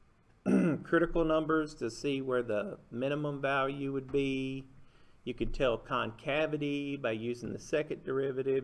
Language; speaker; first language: English; native; English